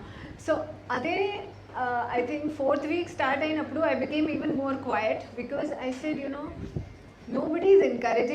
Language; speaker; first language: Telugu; non-native, learner; Hindi